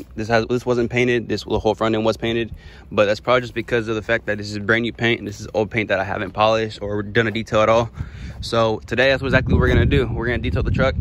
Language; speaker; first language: English; native; English